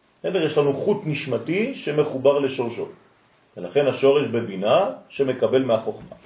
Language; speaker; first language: Hebrew; non-native, fluent; French